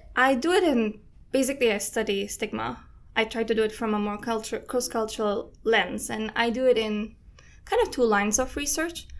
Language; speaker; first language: English; non-native, fluent; Turkish